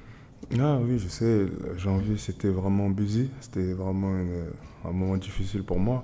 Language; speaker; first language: French; native; French